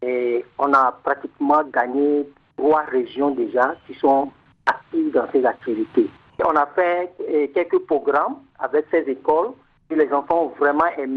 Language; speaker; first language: French; non-native, fluent; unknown